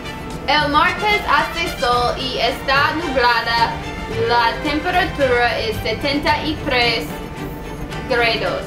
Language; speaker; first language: Spanish; non-native, learner; English